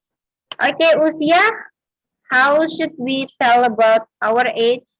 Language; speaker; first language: English; non-native, fluent; Indonesian